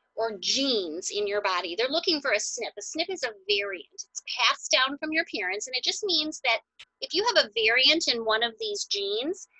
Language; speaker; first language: English; native; English